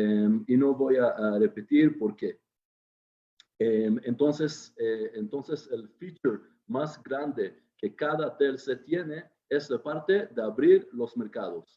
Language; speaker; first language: Spanish; non-native, fluent; Hebrew